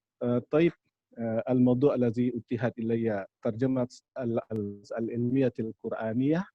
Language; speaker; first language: Arabic; non-native, fluent; Indonesian